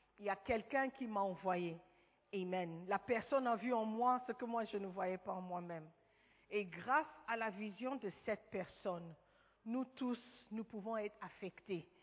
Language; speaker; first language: French; non-native, fluent; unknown